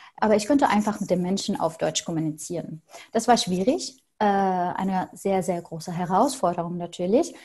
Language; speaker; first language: German; non-native, fluent; Arabic